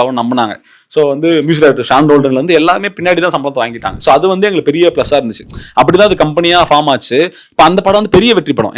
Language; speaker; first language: Tamil; native; Tamil